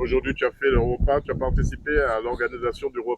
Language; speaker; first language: French; native; French